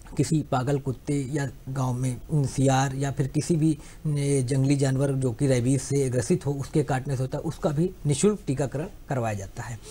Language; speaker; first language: Hindi; native; Hindi